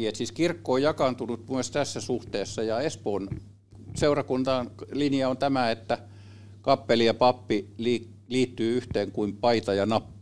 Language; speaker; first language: Finnish; native; Finnish